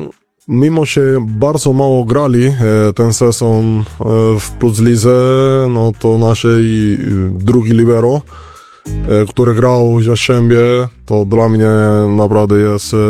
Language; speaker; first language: Polish; non-native, learner; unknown